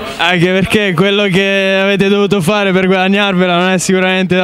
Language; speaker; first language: Italian; native; Italian